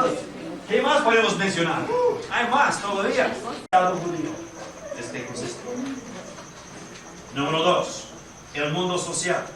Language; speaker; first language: Spanish; non-native, fluent; English